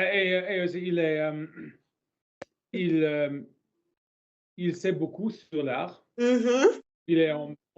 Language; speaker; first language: French; non-native, learner; English